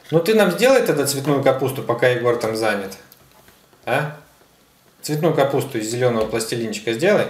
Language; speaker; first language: Russian; native; Russian